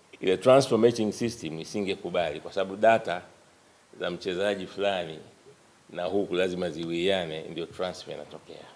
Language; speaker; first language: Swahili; native; Swahili